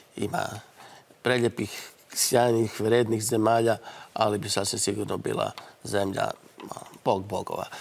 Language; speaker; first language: Croatian; native; Croatian